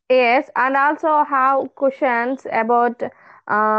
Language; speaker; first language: English; non-native, local second language; Telugu